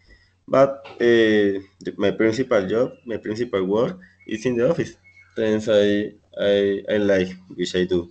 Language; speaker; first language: English; non-native, learner; Spanish